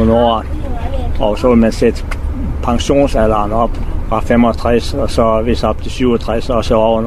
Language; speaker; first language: Danish; native; Danish